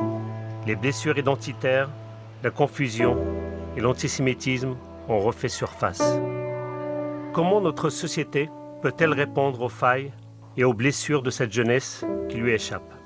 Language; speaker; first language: French; native; French